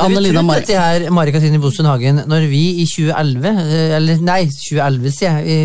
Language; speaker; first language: Norwegian; native; Norwegian